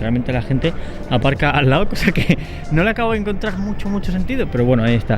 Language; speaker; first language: Spanish; native; Spanish